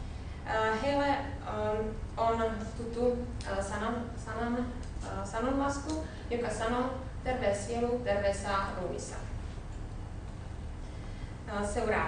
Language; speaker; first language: Finnish; non-native, learner; Czech